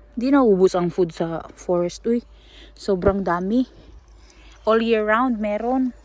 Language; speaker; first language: Filipino; non-native, local second language; Cebuano